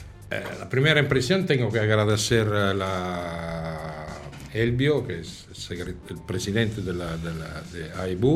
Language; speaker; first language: Spanish; non-native, fluent; Italian